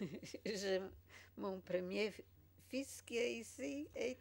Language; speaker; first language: French; non-native, fluent; Polish